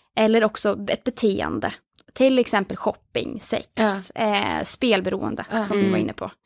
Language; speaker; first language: Swedish; non-native, fluent; Norwegian